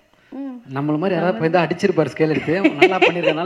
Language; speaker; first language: Tamil; native; Tamil